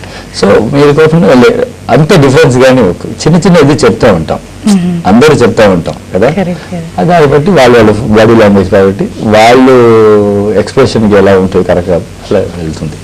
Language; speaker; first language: Telugu; non-native, learner; Tamil